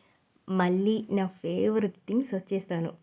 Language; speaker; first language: Telugu; non-native, learner; Malayalam